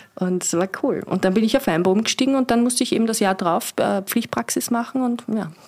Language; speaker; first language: German; native; German